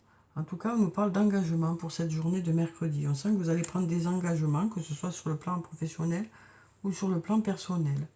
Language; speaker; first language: French; native; French